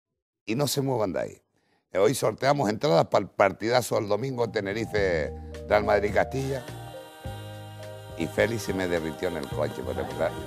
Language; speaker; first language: Spanish; native; Spanish